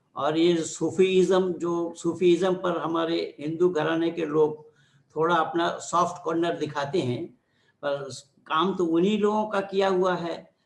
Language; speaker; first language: Hindi; non-native, local second language; Bangla